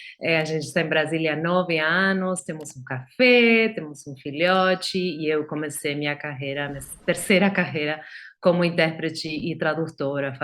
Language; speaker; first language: Portuguese; non-native, fluent; Spanish